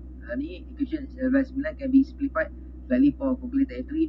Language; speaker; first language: English; non-native, local second language; Malay